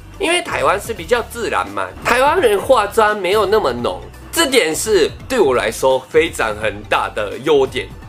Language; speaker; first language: Chinese; non-native, fluent; Japanese